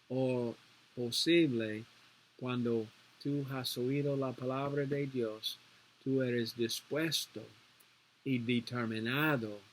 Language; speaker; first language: Spanish; non-native, learner; English